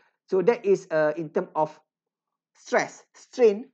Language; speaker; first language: English; non-native, local second language; Malay